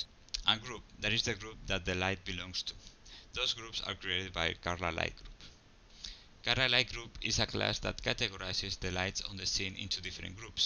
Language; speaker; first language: English; non-native, fluent; Spanish